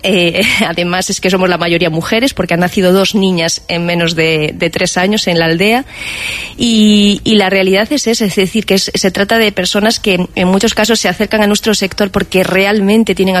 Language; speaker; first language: Spanish; native; Spanish